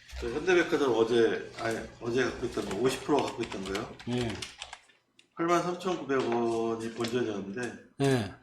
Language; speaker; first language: Korean; native; Korean